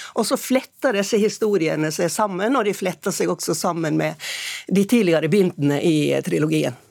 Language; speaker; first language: Norwegian; native; Norwegian